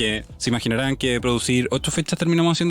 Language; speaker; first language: Spanish; native; Spanish